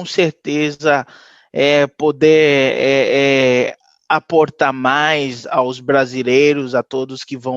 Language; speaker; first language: Portuguese; non-native, fluent; Haitian Creole